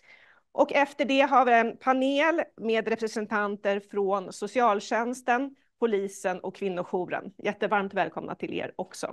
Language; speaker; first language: Swedish; native; Swedish